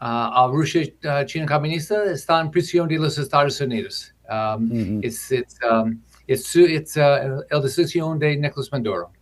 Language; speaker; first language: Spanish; non-native, learner; English